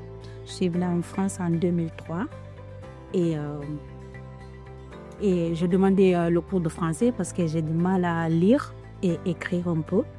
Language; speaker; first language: French; non-native, fluent; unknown